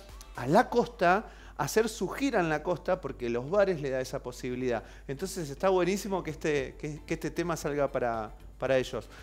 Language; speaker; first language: Spanish; native; Spanish